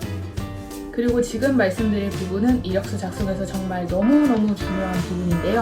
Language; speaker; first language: Korean; native; Korean